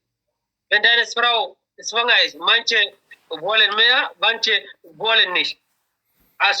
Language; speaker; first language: German; non-native, learner; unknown